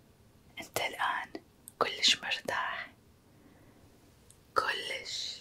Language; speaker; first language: Arabic; native; Arabic